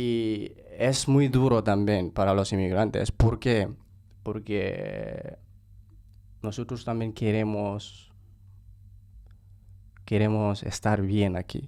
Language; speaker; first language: Spanish; non-native, fluent; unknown